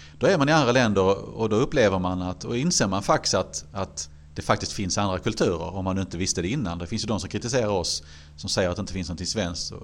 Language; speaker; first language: Swedish; native; Swedish